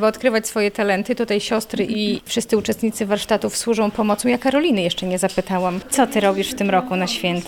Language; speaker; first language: Polish; native; Polish